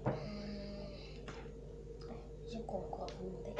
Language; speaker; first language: French; non-native, local second language; Lingala